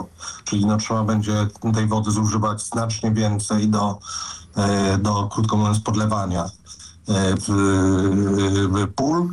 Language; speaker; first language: Polish; native; Polish